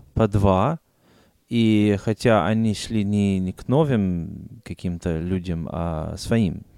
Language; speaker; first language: Russian; non-native, fluent; English